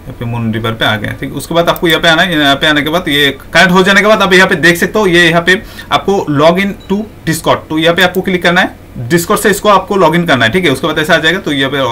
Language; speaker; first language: Hindi; native; Hindi